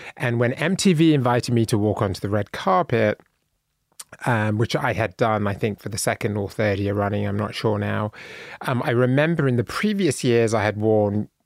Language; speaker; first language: English; native; English